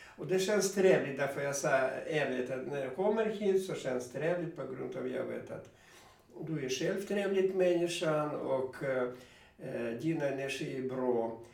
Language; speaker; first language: Swedish; non-native, fluent; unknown